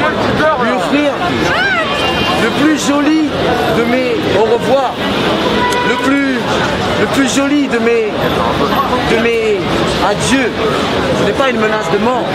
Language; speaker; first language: French; native; French